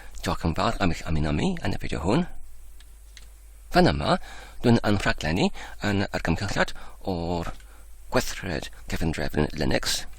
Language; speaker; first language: Welsh; non-native, fluent; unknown